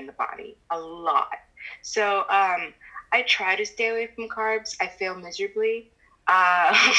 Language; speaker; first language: English; native; English